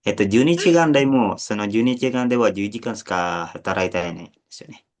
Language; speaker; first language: Japanese; non-native, learner; Indonesian